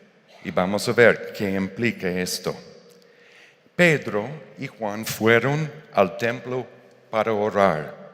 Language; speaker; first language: Spanish; non-native, fluent; English